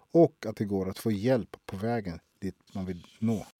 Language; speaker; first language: Swedish; early bilingual, other home language; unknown